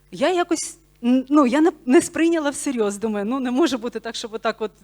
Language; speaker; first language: Ukrainian; non-native, local second language; Bulgarian